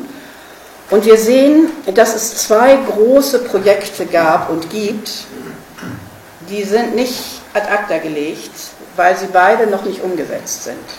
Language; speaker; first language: German; native; German